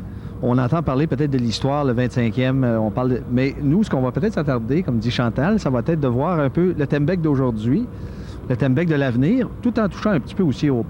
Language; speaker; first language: French; native; French